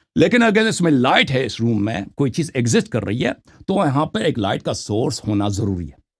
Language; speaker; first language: Urdu; non-native, fluent; Persian